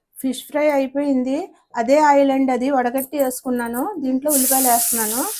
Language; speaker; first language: Telugu; native; Telugu